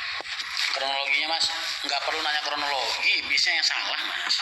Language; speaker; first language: Indonesian; native; Indonesian